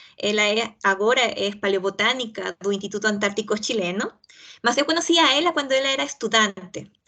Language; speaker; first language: Portuguese; non-native, fluent; Spanish